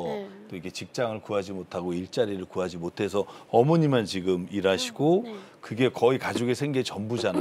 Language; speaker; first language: Korean; native; Korean